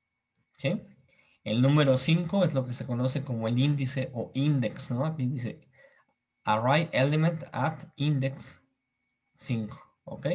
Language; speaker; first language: Spanish; native; Spanish